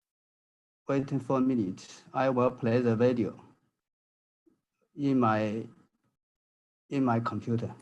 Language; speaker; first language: English; non-native, fluent; Chinese